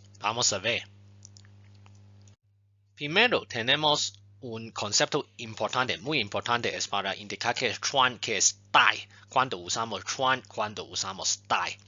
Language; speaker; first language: Spanish; non-native, fluent; Chinese